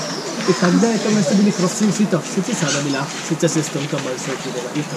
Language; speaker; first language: Russian; non-native, learner; Sinhala